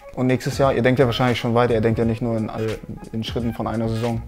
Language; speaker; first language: German; native; German